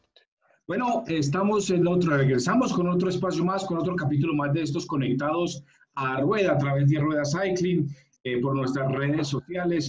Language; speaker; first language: Spanish; native; Spanish